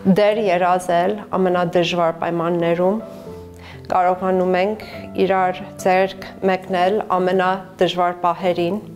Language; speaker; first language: Armenian; early bilingual, heritage; Armenian